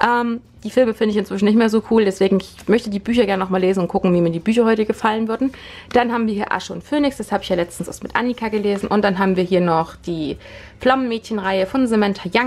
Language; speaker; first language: German; native; German